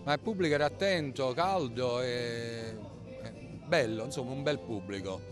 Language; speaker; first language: Italian; native; Italian